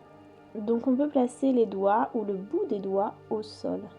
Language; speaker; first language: French; native; French